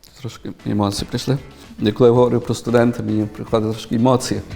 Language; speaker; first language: Ukrainian; early bilingual, heritage; Ukrainian